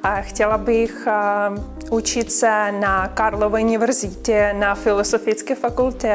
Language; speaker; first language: Czech; non-native, learner; Ukrainian